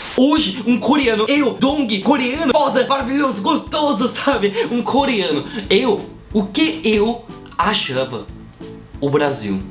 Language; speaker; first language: Portuguese; non-native, fluent; Korean